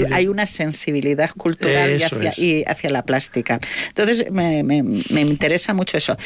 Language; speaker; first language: Spanish; native; Spanish